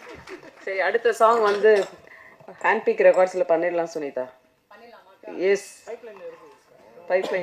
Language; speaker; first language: Tamil; native; Tamil